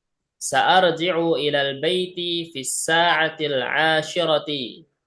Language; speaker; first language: Arabic; non-native, fluent; Indonesian